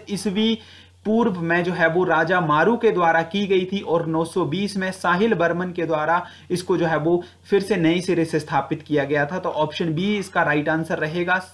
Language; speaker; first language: Hindi; native; Hindi